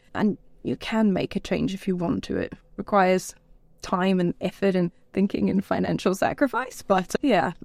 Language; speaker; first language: English; native; English